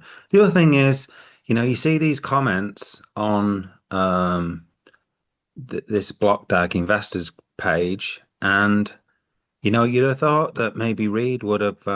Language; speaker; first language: English; native; English